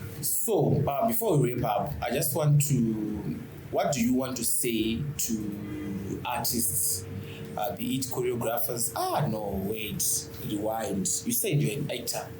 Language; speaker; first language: English; non-native, local second language; Shona